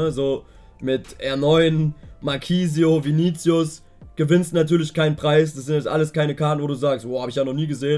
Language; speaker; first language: German; native; German